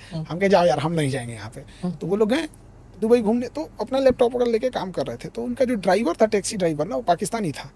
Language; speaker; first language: Hindi; native; Hindi